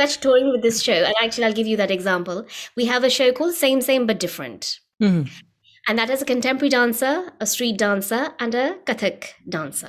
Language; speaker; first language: English; native; English